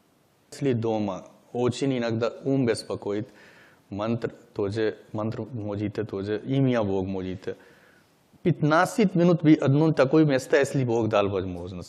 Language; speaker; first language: Russian; non-native, learner; Hindi